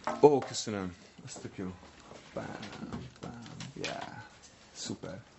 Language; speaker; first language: Hungarian; non-native, fluent; English